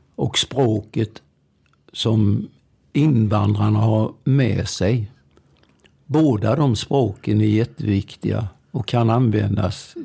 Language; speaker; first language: Swedish; early bilingual, other home language; German